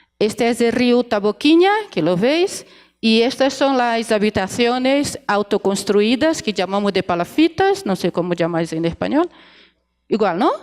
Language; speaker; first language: Spanish; non-native, fluent; Portuguese